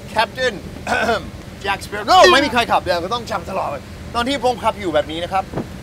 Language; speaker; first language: Thai; non-native, fluent; English